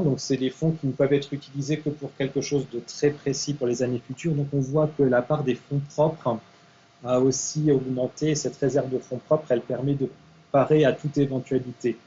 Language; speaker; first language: French; native; French